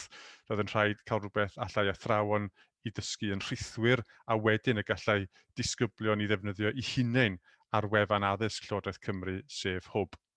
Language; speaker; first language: Welsh; native; Welsh